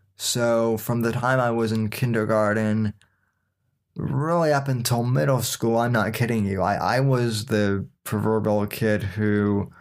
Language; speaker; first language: English; native; English